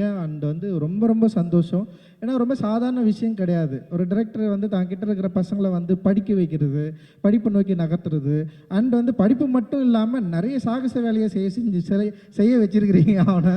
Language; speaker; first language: Tamil; native; Tamil